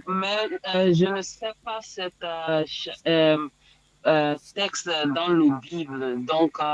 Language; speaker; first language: French; non-native, learner; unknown